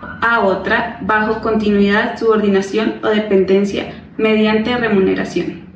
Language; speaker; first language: Spanish; native; Spanish